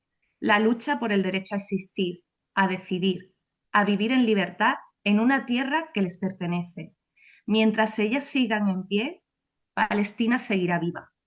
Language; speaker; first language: Spanish; native; Spanish